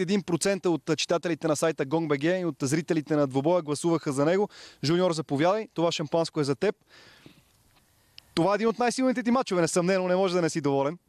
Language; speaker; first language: Bulgarian; native; Bulgarian